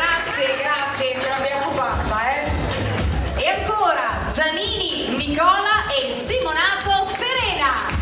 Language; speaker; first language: Italian; native; Italian